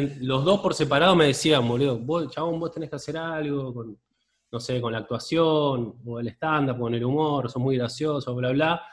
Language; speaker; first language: Spanish; native; Spanish